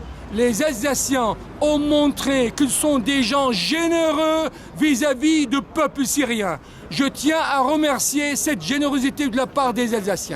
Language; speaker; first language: French; non-native, fluent; Arabic